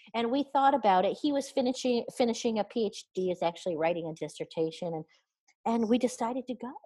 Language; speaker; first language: English; native; English